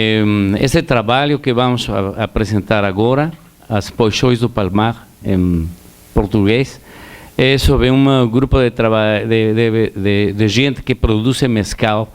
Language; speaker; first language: Portuguese; non-native, learner; Spanish